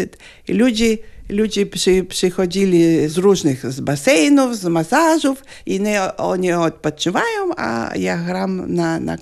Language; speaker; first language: Polish; non-native, learner; Lithuanian